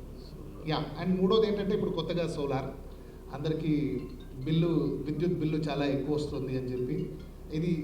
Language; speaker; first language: Telugu; native; Telugu